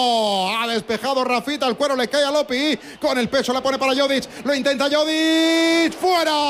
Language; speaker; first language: Spanish; native; Spanish